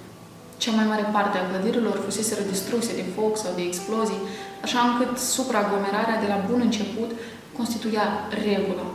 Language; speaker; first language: Romanian; native; Romanian